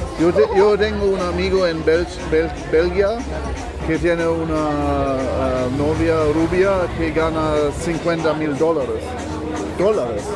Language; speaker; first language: Spanish; non-native, learner; German